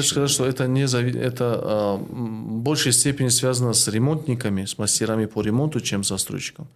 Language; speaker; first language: Russian; non-native, local second language; Tajik